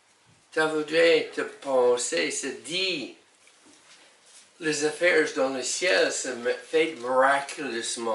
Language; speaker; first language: French; non-native, learner; English